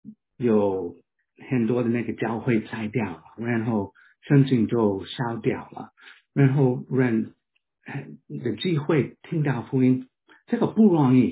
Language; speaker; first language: Chinese; non-native, fluent; English